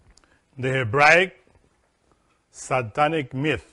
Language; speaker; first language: English; non-native, fluent; Spanish